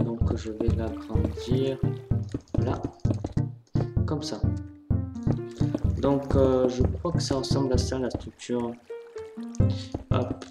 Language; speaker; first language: French; native; French